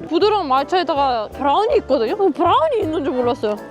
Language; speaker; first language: Korean; non-native, fluent; German